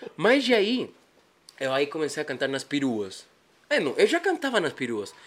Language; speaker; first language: Portuguese; non-native, fluent; Spanish